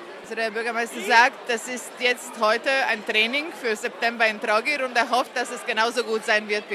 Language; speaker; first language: German; non-native, fluent; Croatian